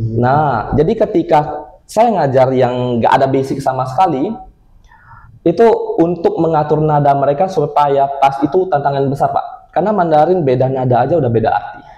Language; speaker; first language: Indonesian; non-native, local second language; Min Nan Chinese